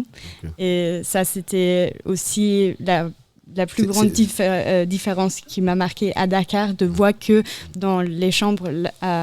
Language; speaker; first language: French; non-native, fluent; German